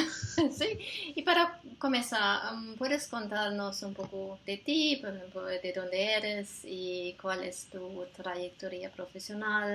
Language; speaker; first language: Spanish; non-native, fluent; Portuguese